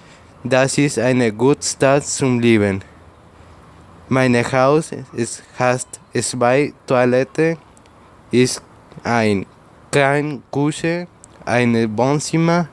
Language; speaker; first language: German; non-native, learner; Spanish